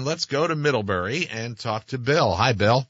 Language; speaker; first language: English; native; English